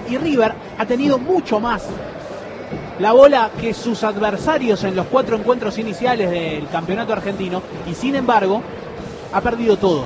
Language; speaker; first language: Spanish; native; Spanish